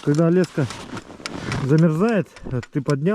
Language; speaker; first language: Russian; native; Russian